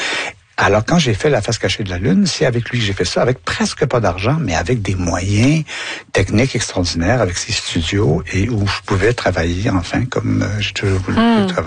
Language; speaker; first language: French; native; French